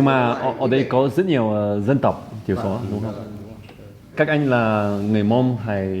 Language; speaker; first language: Vietnamese; non-native, learner; Polish